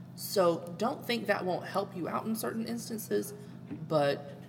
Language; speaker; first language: English; native; English